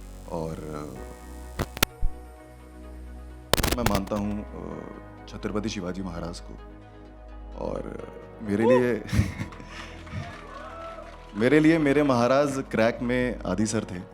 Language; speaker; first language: Hindi; native; Hindi